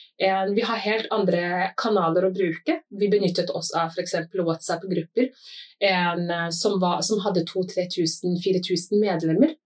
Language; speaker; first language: Norwegian; early bilingual, other home language; Somali